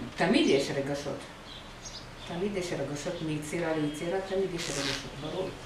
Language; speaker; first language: Hebrew; non-native, fluent; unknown